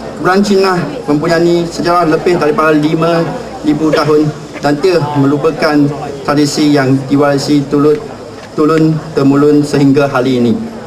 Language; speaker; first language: Malay; non-native, local second language; Chinese